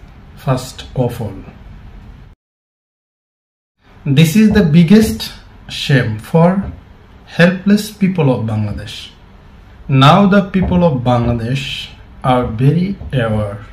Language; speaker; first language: English; non-native, learner; Bangla